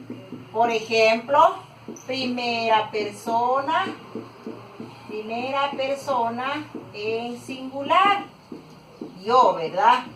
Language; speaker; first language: Spanish; non-native, local second language; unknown